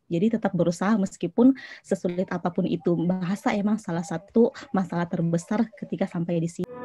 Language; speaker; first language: Indonesian; native; Indonesian